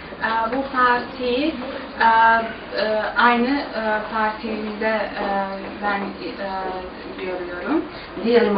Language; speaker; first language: Turkish; non-native, learner; Bosnian